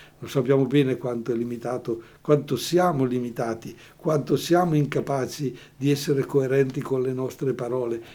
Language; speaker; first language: Italian; native; Italian